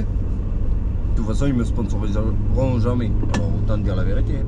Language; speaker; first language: French; native; French